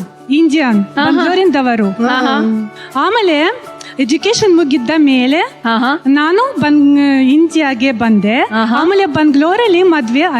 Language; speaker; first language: Kannada; non-native, learner; Russian